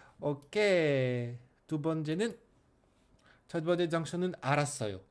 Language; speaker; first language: Korean; non-native, learner; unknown